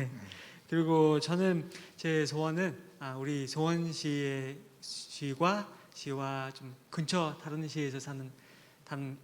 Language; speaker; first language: Korean; non-native, learner; Mongolian